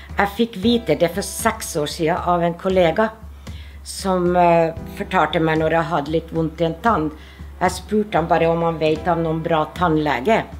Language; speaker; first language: Norwegian; non-native, fluent; Finnish